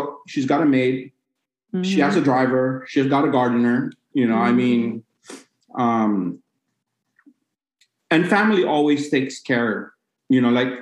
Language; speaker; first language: English; non-native, local second language; Cebuano